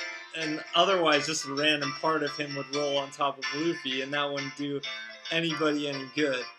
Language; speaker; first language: English; native; English